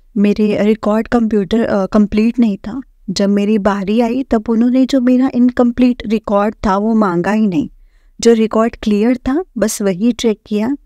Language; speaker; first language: Hindi; non-native, local second language; Marathi